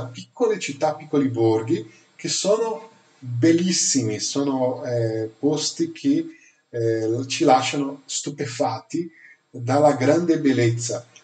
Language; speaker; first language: Italian; non-native, fluent; Portuguese